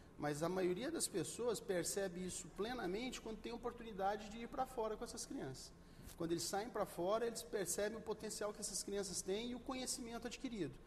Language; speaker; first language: Portuguese; native; Portuguese